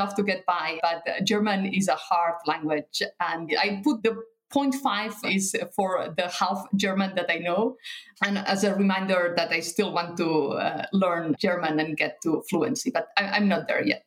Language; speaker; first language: English; non-native, fluent; Catalan